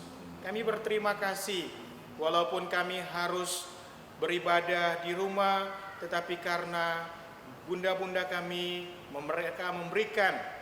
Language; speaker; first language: Indonesian; native; Indonesian